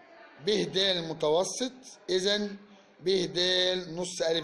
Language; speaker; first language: Arabic; native; Arabic